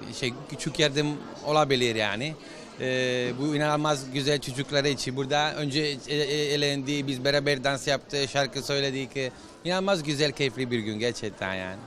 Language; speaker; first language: Turkish; non-native, learner; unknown